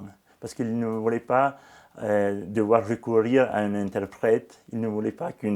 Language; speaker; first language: French; non-native, local second language; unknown